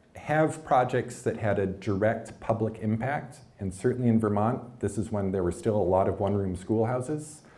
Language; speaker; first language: English; native; English